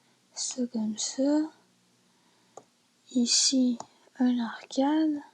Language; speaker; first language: French; native; French